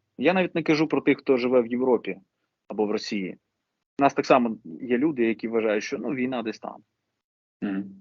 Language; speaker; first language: Ukrainian; non-native, local second language; Russian